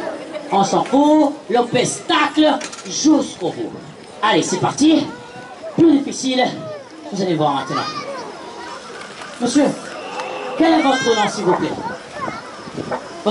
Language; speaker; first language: French; non-native, fluent; Portuguese